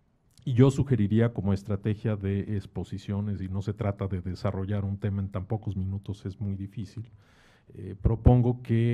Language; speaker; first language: Spanish; native; Spanish